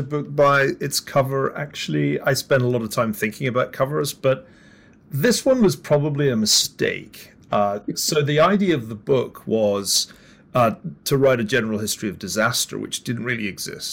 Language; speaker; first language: English; native; English